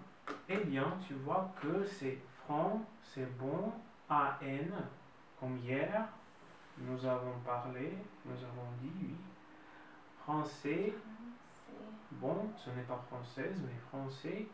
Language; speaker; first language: French; non-native, fluent; Russian